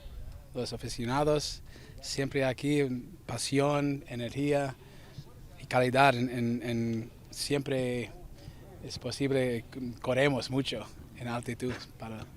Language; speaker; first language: Spanish; non-native, learner; English